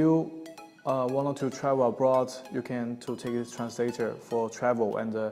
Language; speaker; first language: English; non-native, learner; Chinese